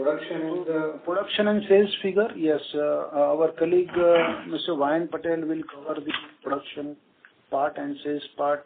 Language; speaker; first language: English; non-native, local second language; Gujarati